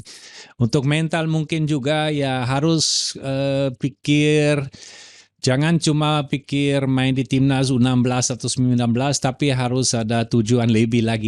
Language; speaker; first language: Indonesian; non-native, fluent; German